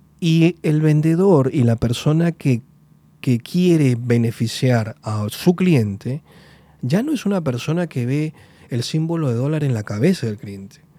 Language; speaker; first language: Spanish; native; Spanish